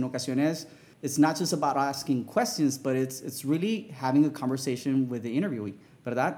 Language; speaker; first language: English; early bilingual, other home language; Spanish